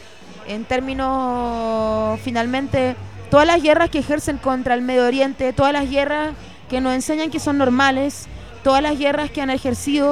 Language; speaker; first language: Spanish; early bilingual, heritage; Spanish